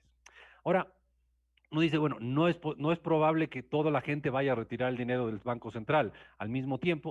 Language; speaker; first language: Spanish; native; Spanish